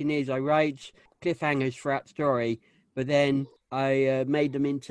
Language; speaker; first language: English; native; English